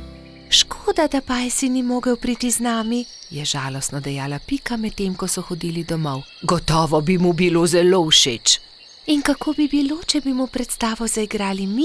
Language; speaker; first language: Slovenian; native; Slovenian